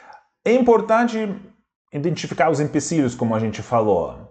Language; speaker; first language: Portuguese; non-native, fluent; Russian